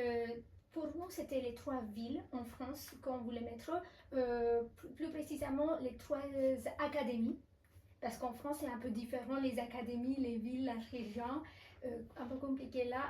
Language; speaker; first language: French; non-native, fluent; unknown